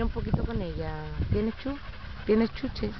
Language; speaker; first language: Spanish; native; Spanish